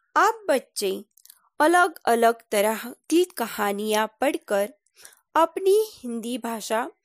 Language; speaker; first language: Hindi; non-native, local second language; Marathi